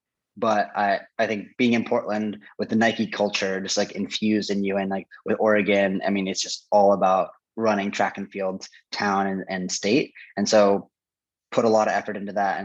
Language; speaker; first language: English; native; English